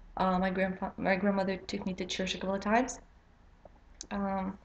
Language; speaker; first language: English; non-native, fluent; French